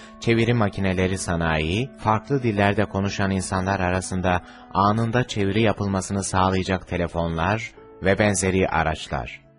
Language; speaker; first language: Turkish; native; Turkish